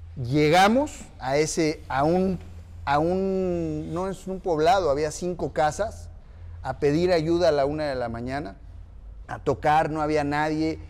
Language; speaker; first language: Spanish; native; Spanish